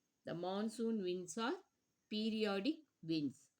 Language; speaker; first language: English; non-native, local second language; Tamil